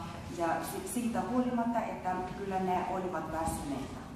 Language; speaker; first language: Finnish; non-native, fluent; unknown